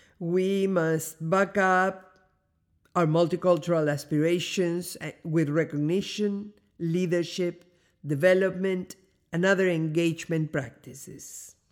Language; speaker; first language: English; non-native, fluent; Spanish